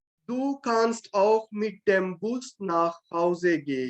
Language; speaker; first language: German; non-native, fluent; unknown